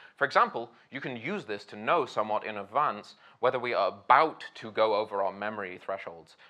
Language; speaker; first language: English; native; English